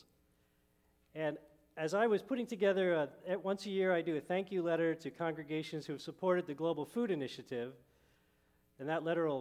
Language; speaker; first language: English; native; English